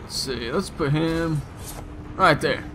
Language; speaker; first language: English; native; English